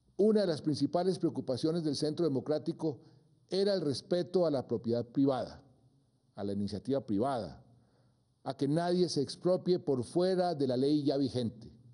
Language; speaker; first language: Spanish; native; Spanish